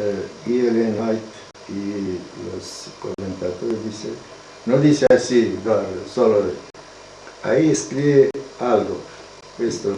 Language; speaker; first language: Spanish; non-native, learner; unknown